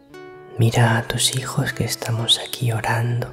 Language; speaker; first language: Spanish; native; Spanish